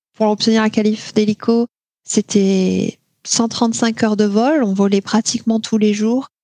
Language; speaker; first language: French; native; French